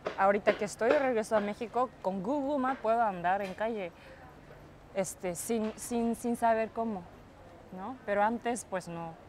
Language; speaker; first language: Spanish; non-native, fluent; Japanese